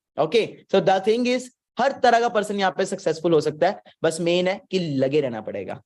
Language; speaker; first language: Hindi; non-native, local second language; Punjabi